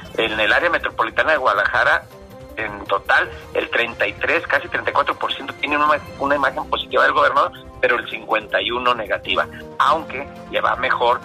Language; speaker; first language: Spanish; native; Spanish